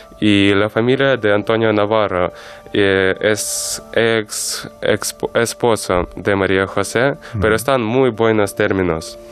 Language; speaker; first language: Spanish; non-native, learner; Ukrainian